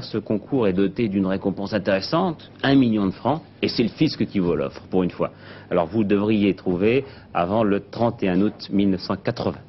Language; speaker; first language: French; native; French